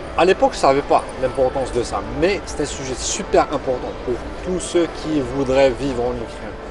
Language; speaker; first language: French; non-native, local second language; Arabic